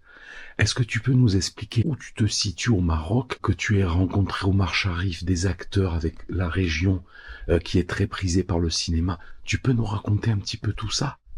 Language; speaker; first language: French; native; French